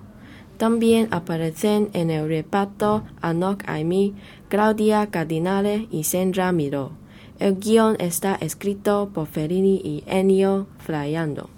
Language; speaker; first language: Spanish; non-native, learner; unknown